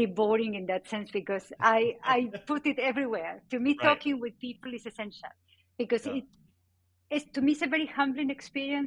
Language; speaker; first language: English; non-native, fluent; Spanish